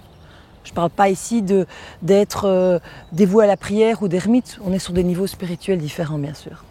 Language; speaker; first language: French; native; French